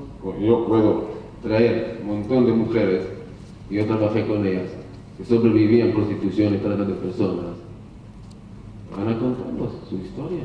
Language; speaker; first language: Spanish; non-native, learner; Hebrew